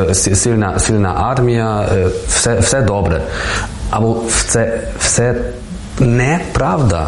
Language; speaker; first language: Ukrainian; non-native, learner; German